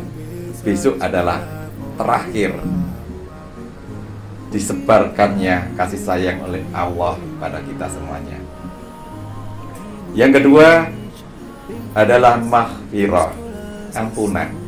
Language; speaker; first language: Indonesian; native; Indonesian